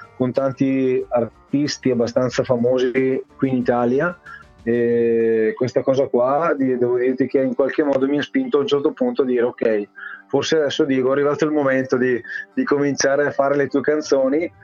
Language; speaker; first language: Italian; native; Italian